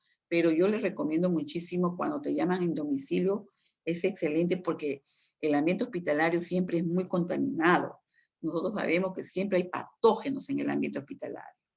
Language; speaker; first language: Spanish; native; Spanish